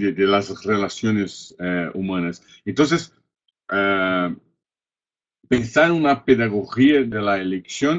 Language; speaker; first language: Spanish; non-native, fluent; Portuguese